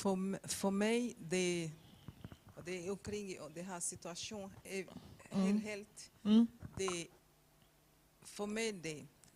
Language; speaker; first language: Swedish; non-native, fluent; Portuguese